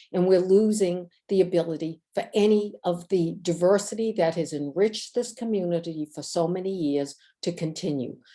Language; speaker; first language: English; native; English